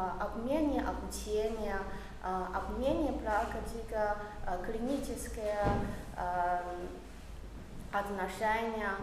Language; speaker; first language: Russian; non-native, learner; Chinese